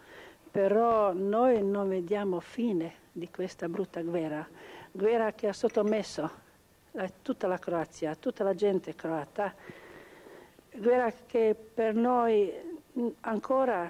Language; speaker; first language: Italian; non-native, local second language; Croatian